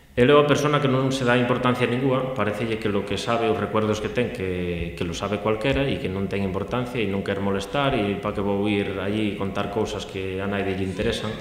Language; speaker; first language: Galician; native; Galician